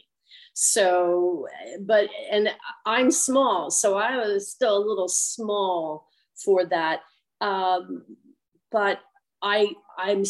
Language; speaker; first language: English; native; English